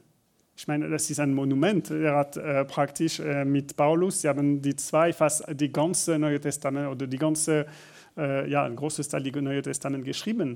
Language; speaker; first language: German; non-native, learner; French